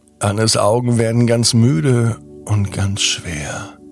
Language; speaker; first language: German; native; German